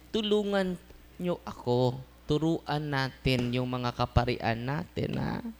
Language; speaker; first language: Filipino; non-native, local second language; Cebuano